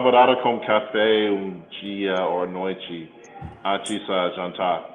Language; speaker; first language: Portuguese; non-native, learner; English